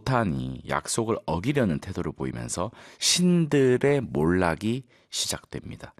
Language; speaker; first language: Korean; native; Korean